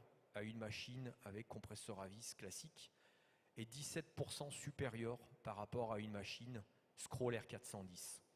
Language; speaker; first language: French; native; French